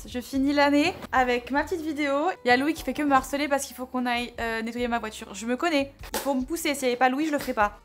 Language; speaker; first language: French; native; French